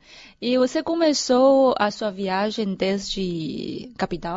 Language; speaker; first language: Portuguese; non-native, fluent; Chinese